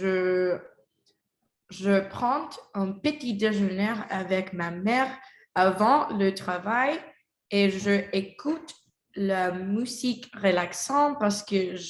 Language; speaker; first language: French; non-native, learner; Spanish